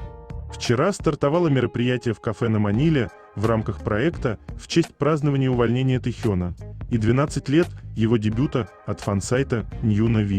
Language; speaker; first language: Russian; native; Russian